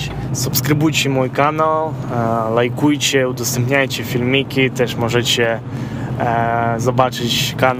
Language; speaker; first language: Polish; non-native, fluent; Ukrainian